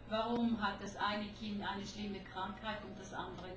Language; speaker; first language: German; non-native, fluent; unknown